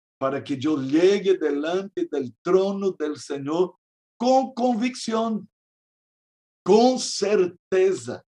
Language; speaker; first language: Spanish; non-native, fluent; Portuguese